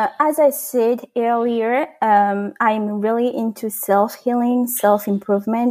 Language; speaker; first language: English; non-native, fluent; French